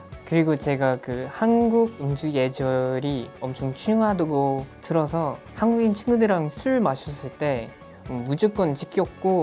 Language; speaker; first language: Korean; non-native, fluent; English